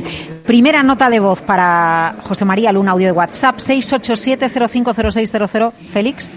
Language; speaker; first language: Spanish; native; Spanish